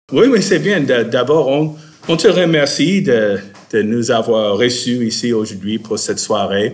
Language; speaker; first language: French; non-native, fluent; English